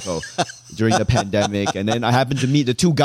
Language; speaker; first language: English; native; English